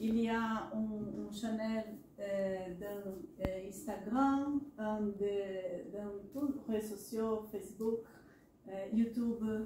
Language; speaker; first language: French; non-native, learner; Portuguese